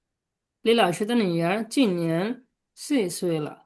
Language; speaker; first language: Chinese; non-native, fluent; Bangla